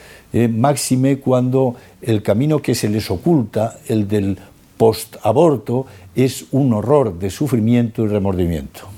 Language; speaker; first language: Spanish; native; Spanish